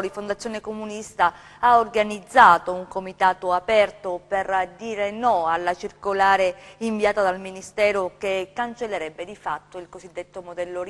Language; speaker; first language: Italian; native; Italian